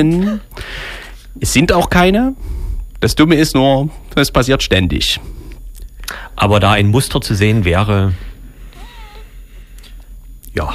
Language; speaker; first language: German; native; German